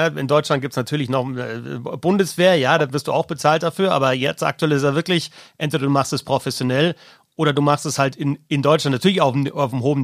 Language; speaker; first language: German; native; German